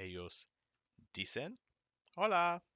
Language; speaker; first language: Spanish; non-native, fluent; English